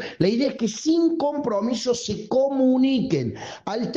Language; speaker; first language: Spanish; native; Spanish